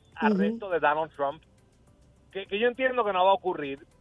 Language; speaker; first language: Spanish; early bilingual, heritage; Spanish